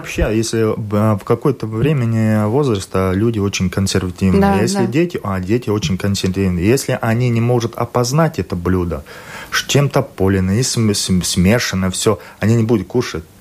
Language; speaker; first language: Russian; non-native, local second language; Latvian